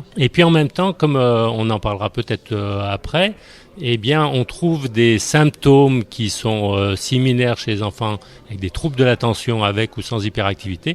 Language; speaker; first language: French; native; French